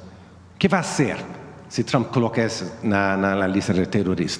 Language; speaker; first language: Spanish; non-native, fluent; Swedish